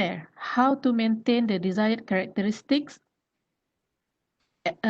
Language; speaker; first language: English; non-native, fluent; Malay